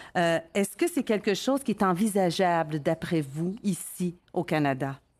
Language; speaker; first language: French; native; French